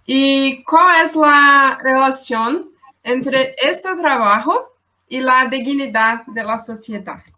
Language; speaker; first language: Spanish; non-native, learner; Portuguese